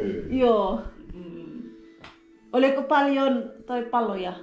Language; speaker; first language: Finnish; non-native, learner; Filipino